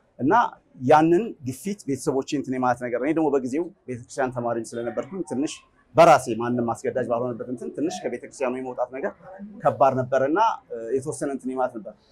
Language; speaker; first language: Amharic; native; Amharic